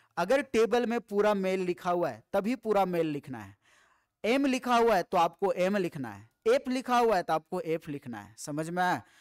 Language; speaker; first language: Hindi; native; Hindi